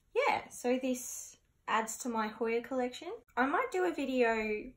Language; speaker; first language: English; native; English